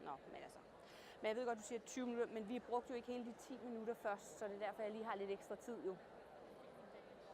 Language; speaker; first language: Danish; native; Danish